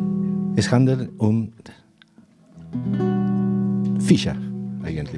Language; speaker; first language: German; non-native, fluent; Spanish